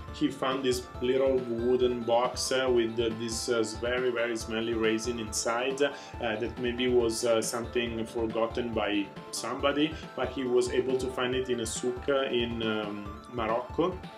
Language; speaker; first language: English; non-native, fluent; Italian